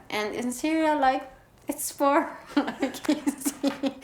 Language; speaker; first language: English; non-native, learner; Arabic